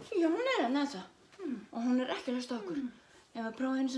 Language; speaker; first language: Icelandic; non-native, fluent; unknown